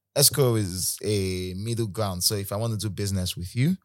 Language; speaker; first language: English; non-native, local second language; Igbo